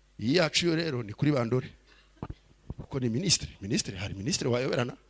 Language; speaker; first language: Kinyarwanda; early bilingual, heritage; Kinyarwanda